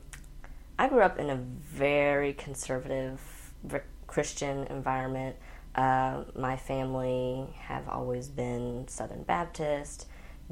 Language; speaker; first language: English; native; English